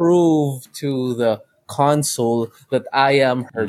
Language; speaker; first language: English; non-native, local second language; Cebuano